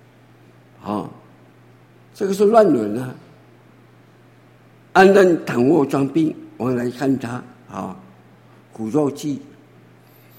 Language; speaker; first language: Chinese; native; Chinese